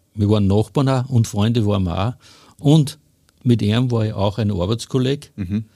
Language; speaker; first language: German; native; German